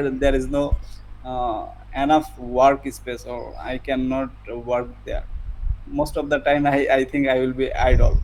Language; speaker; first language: English; non-native, learner; Bangla